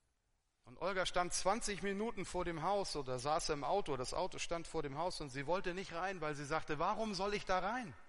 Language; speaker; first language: German; native; German